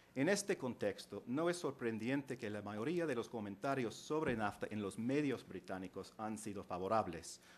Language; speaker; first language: Spanish; non-native, fluent; English